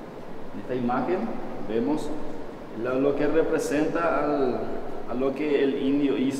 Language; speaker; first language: Spanish; native; Spanish